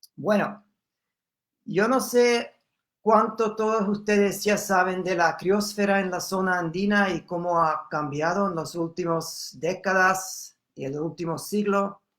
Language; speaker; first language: Spanish; non-native, fluent; German